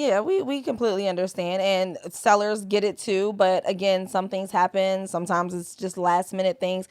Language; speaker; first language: English; native; English